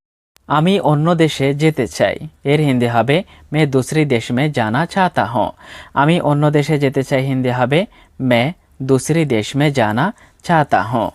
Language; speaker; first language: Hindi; non-native, fluent; Bangla